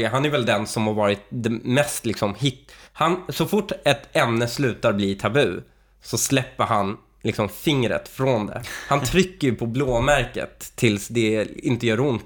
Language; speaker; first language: Swedish; native; Swedish